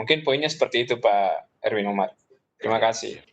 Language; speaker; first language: Indonesian; native; Indonesian